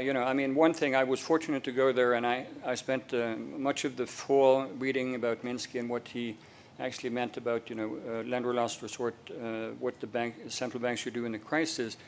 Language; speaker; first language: English; non-native, fluent; Norwegian